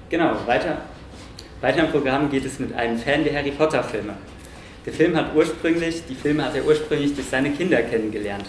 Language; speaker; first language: German; native; German